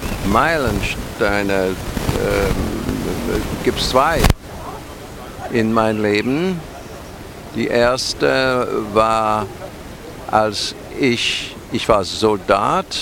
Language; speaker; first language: German; non-native, fluent; English